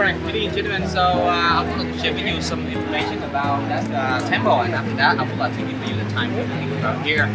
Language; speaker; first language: English; non-native, learner; Vietnamese